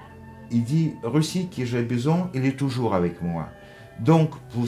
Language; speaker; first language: French; non-native, fluent; Russian